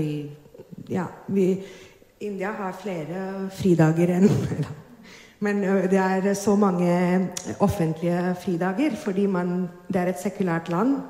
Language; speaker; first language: Norwegian; non-native, fluent; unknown